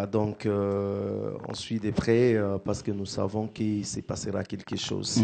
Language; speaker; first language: French; non-native, local second language; Lingala